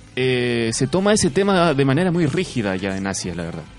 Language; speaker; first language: Spanish; non-native, fluent; Chinese